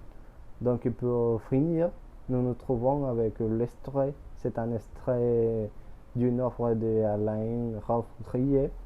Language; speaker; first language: French; non-native, learner; Spanish